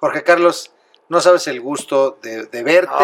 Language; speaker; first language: Spanish; native; Spanish